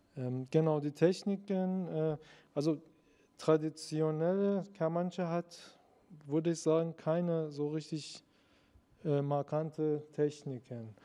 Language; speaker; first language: German; non-native, fluent; Persian